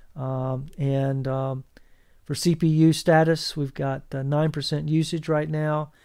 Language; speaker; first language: English; native; English